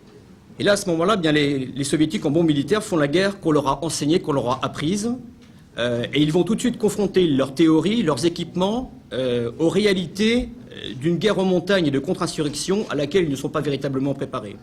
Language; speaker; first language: French; native; French